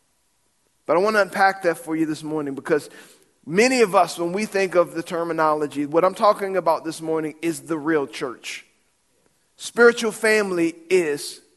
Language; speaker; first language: English; native; English